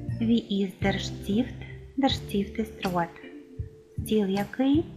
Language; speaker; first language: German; non-native, fluent; Ukrainian